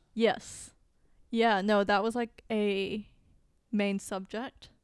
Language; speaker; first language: English; early bilingual, other home language; Filipino